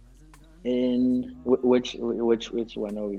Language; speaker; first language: English; non-native, local second language; Xhosa